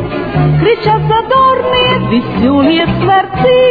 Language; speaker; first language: Russian; non-native, learner; Italian